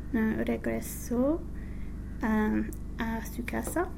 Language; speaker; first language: Spanish; non-native, learner; English